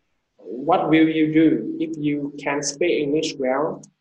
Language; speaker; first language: English; non-native, fluent; Vietnamese